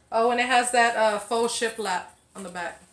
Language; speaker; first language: English; native; English